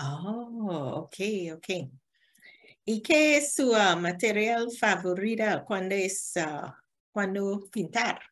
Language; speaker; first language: Spanish; non-native, learner; English